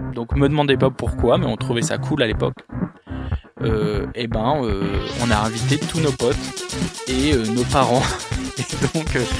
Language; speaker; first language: French; native; French